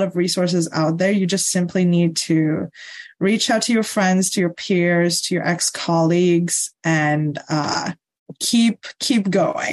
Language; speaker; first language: English; non-native, fluent; Morisyen